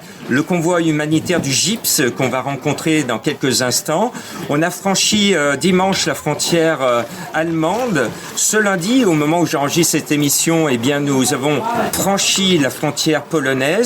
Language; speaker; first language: French; native; French